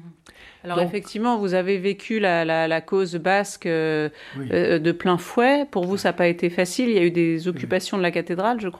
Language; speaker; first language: French; native; French